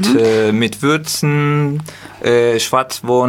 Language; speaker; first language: German; non-native, learner; Spanish